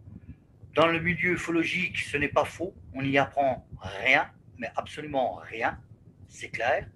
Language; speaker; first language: French; native; French